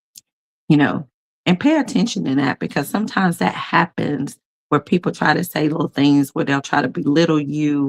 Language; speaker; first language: English; native; English